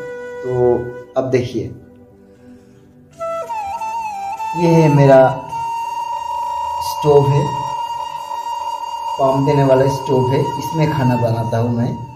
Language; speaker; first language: Hindi; non-native, local second language; Bangla